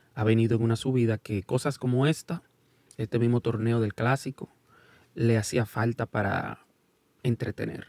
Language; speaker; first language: Spanish; early bilingual, heritage; Spanish